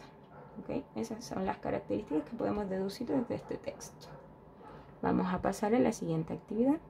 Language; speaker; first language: Spanish; native; Spanish